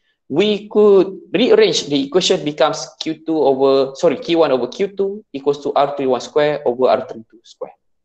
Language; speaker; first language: English; non-native, local second language; Malay